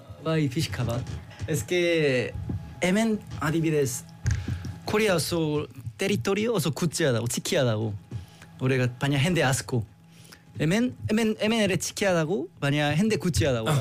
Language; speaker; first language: Basque; non-native, learner; Korean